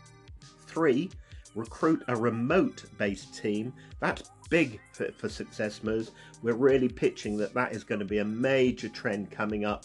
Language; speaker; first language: English; native; English